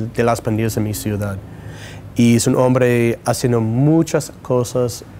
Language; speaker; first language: Spanish; non-native, fluent; English